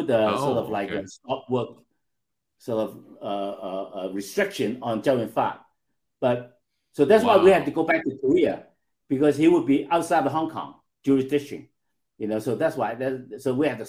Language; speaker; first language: English; non-native, local second language; Cantonese